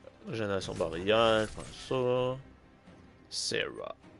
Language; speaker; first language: French; native; French